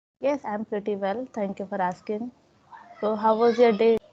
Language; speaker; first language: English; non-native, local second language; Hindi